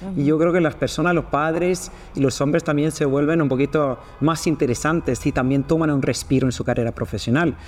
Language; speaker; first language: Spanish; non-native, fluent; Swedish